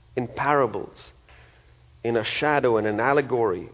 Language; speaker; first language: English; non-native, local second language; Malayalam